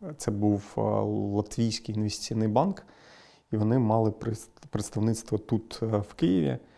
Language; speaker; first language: Ukrainian; non-native, local second language; Crimean Tatar